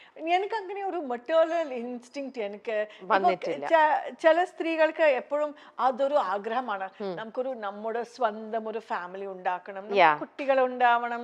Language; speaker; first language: Malayalam; non-native, fluent; Kannada